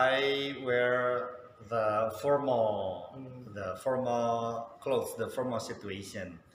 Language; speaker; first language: English; non-native, fluent; Sundanese